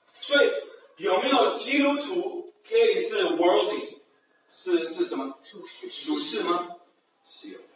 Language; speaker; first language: Chinese; early bilingual, heritage; Chinese